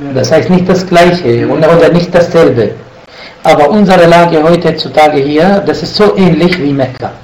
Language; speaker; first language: German; non-native, fluent; Arabic